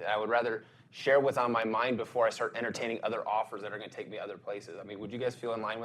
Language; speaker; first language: English; native; English